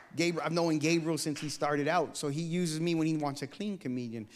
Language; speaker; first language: English; native; English